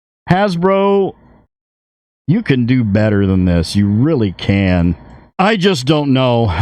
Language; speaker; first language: English; native; English